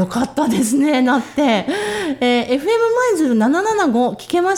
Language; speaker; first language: Japanese; native; Japanese